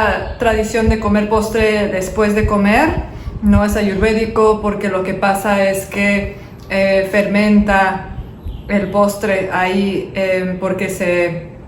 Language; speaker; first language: Spanish; non-native, fluent; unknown